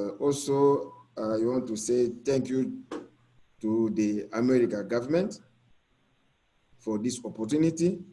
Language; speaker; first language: English; non-native, learner; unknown